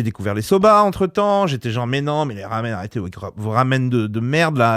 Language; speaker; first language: French; native; French